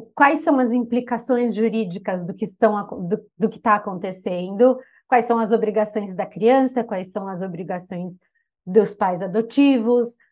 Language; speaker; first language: Portuguese; native; Portuguese